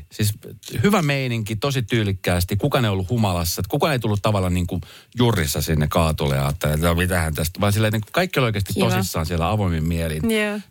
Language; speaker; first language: Finnish; native; Finnish